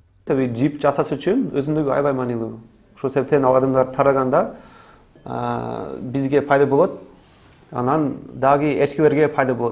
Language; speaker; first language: Kyrgyz; non-native, learner; English